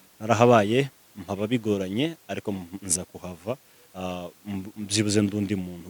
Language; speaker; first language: Kinyarwanda; native; Kinyarwanda